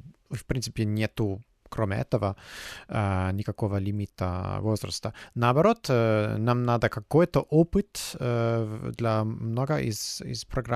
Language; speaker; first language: Russian; non-native, fluent; German